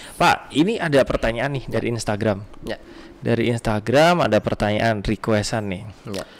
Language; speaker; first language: Indonesian; non-native, local second language; Javanese